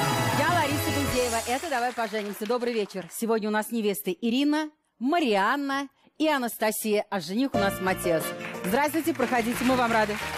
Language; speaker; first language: Russian; native; Russian